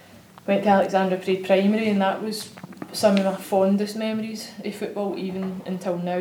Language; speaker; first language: English; native; English